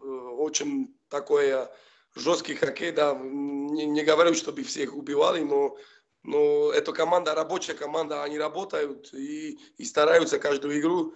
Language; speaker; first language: Russian; non-native, fluent; Slovak